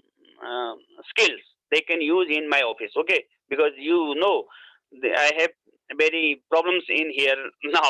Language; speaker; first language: English; non-native, learner; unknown